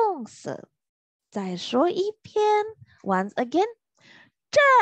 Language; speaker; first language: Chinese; non-native, fluent; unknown